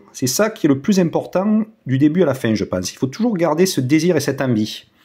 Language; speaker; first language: French; native; French